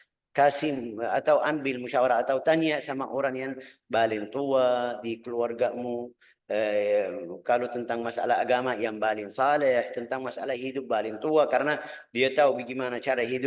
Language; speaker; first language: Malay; non-native, fluent; Arabic